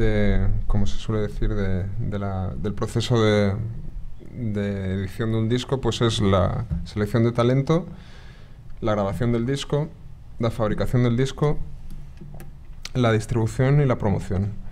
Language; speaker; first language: Spanish; native; Spanish